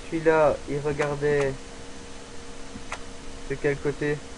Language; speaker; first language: French; native; French